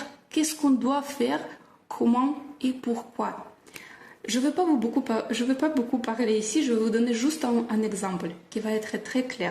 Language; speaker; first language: French; non-native, fluent; Russian